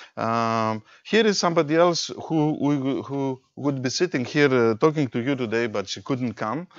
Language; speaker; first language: English; non-native, fluent; Greek